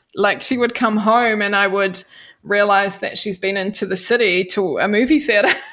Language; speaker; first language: English; native; English